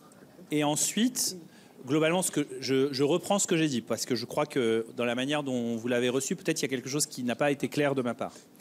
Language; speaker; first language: French; native; French